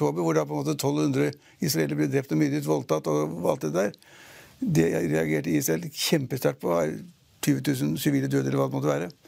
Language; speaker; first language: Norwegian; native; Norwegian